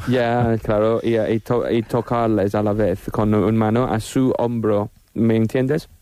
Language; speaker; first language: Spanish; non-native, fluent; English